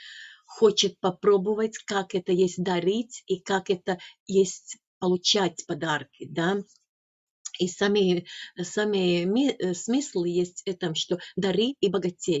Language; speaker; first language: Russian; non-native, fluent; Latvian